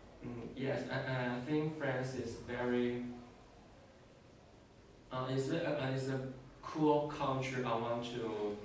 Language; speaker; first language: English; non-native, learner; Chinese